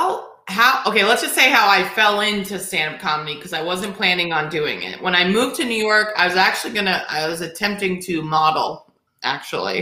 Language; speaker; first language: English; native; English